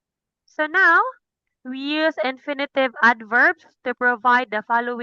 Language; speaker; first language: English; non-native, fluent; Cebuano